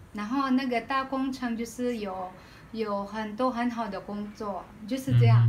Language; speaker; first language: Chinese; non-native, learner; Filipino